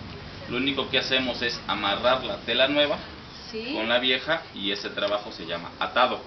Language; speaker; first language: Spanish; native; Spanish